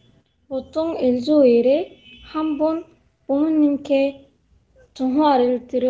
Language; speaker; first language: Korean; non-native, learner; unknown